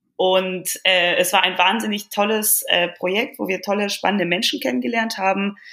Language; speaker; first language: German; early bilingual, other home language; Polish